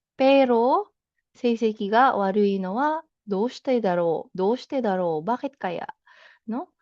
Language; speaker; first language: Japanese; non-native, fluent; Filipino